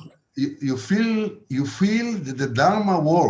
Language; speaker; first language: English; non-native, fluent; Hebrew